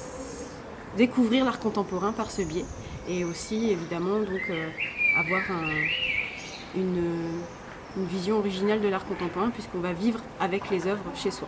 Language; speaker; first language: French; native; French